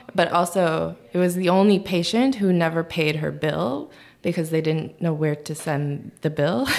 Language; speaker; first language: English; early bilingual, other home language; Korean